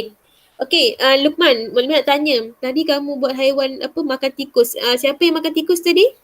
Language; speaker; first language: Malay; native; Malay